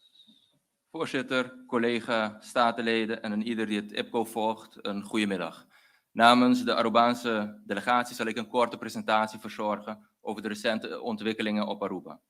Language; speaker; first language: Dutch; non-native, local second language; Papiamento